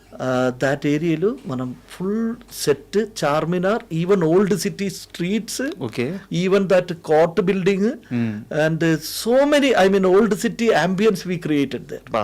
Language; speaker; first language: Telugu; non-native, fluent; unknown